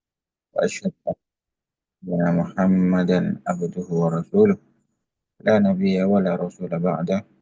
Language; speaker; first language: Arabic; non-native, fluent; Indonesian